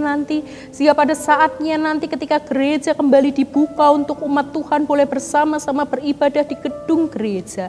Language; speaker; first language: Indonesian; native; Indonesian